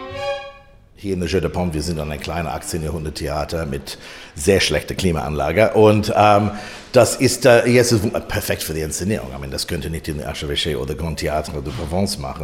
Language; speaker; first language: German; non-native, fluent; English